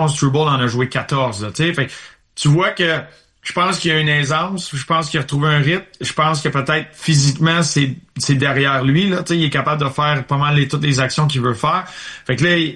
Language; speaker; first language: French; native; French